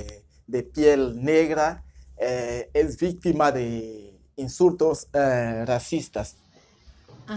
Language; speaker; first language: Spanish; non-native, fluent; French